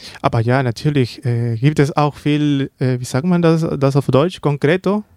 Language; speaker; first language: German; non-native, learner; Spanish